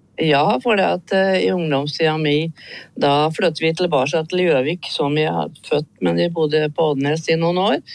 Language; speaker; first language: Norwegian; native; Norwegian